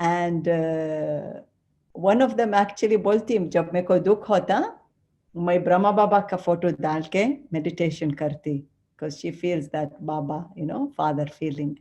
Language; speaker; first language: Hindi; non-native, fluent; Arabic